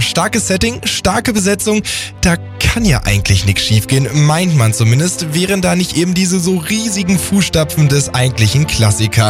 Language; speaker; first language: German; native; German